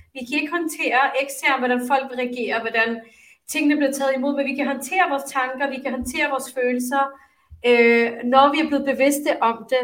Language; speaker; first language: Danish; early bilingual, other home language; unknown